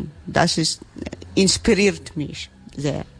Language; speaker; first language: German; non-native, learner; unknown